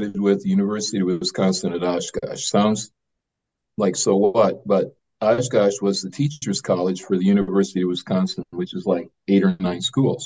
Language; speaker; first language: English; native; English